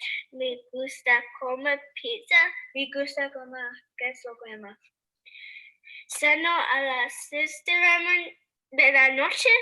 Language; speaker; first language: Spanish; non-native, learner; English